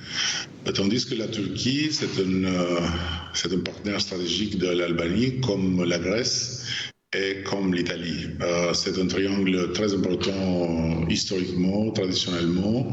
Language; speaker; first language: French; non-native, fluent; Albanian